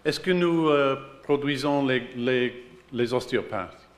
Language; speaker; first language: French; non-native, learner; English